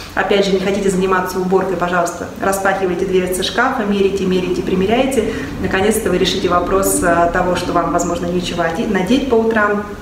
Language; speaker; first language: Russian; native; Russian